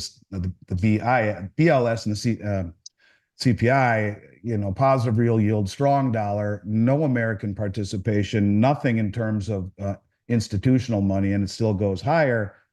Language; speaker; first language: English; native; English